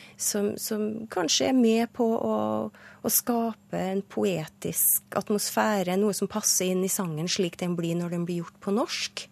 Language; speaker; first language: Norwegian; native; Norwegian